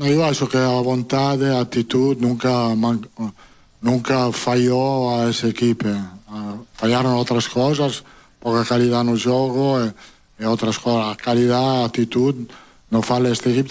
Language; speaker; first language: Portuguese; non-native, learner; Italian